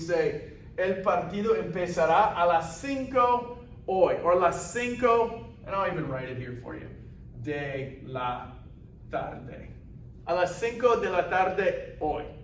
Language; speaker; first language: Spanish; non-native, fluent; English